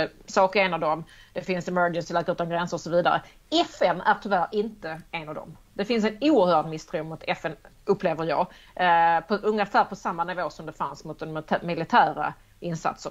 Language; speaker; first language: Swedish; native; Swedish